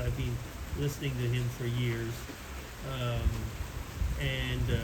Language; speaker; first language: English; native; English